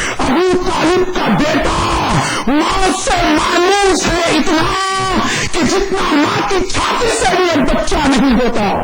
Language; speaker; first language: Urdu; native; Urdu